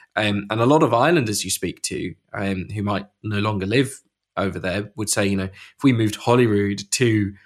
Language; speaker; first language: English; native; English